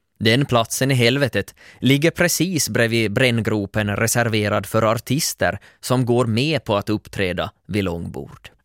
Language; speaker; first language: Swedish; native; Swedish